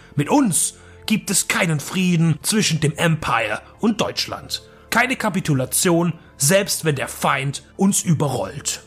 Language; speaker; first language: German; native; German